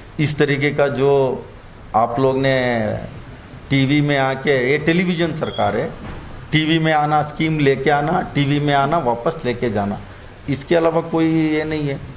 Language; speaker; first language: Hindi; non-native, local second language; Kannada